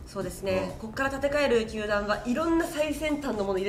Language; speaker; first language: Japanese; native; Japanese